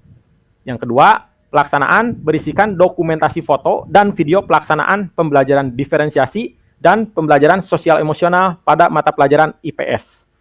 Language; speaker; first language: Indonesian; non-native, local second language; Sundanese